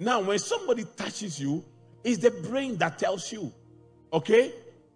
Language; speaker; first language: English; non-native, local second language; Akan